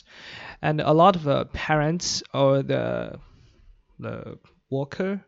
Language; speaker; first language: English; non-native, fluent; Chinese